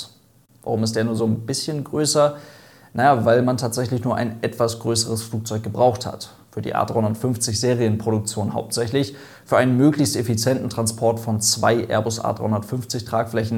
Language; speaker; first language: German; native; German